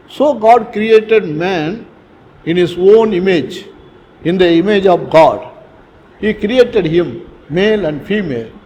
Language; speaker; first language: English; non-native, local second language; Tamil